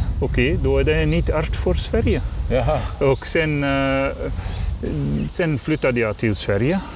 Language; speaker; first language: Swedish; non-native, learner; Dutch